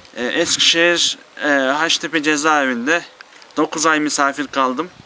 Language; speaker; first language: Turkish; native; Turkish